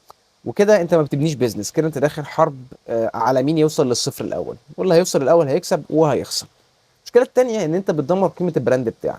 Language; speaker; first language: Arabic; native; Arabic